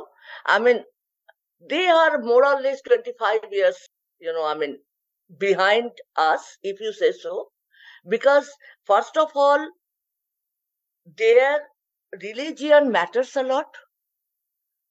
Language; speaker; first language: English; non-native, local second language; Bangla